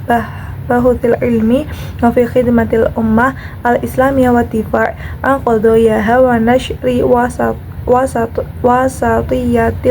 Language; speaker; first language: Arabic; non-native, learner; Indonesian